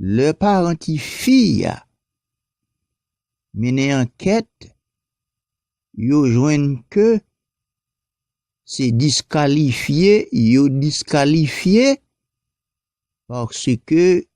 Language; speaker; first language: French; non-native, local second language; Haitian Creole